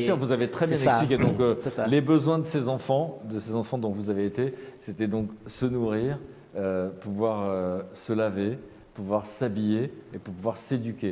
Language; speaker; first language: French; native; French